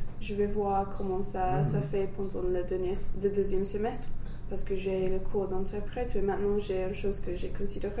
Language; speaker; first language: French; non-native, learner; English